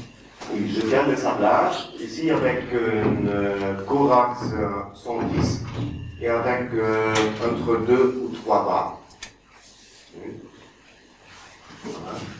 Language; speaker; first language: French; non-native, learner; German